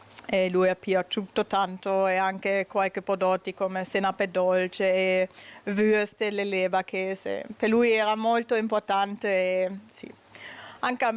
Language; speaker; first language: Italian; non-native, learner; German